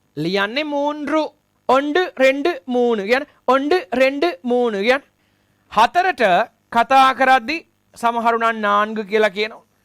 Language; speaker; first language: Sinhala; non-native, local second language; Tamil